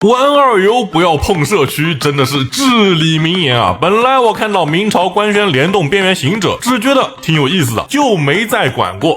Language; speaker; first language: Chinese; native; Chinese